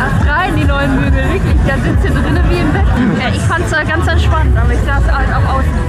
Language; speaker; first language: German; native; German